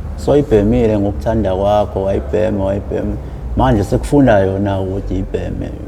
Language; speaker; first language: Zulu; native; Zulu